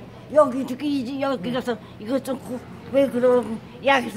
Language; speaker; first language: Korean; native; Korean